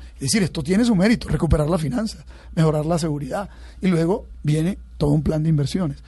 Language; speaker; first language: Spanish; native; Spanish